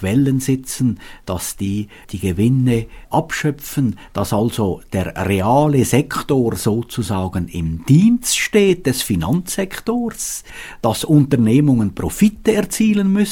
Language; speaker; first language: German; native; German